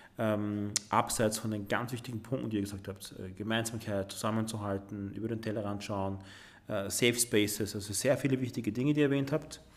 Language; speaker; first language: German; native; German